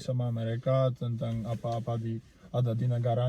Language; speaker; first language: Indonesian; non-native, learner; Polish